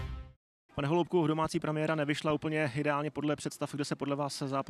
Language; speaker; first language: Czech; native; Czech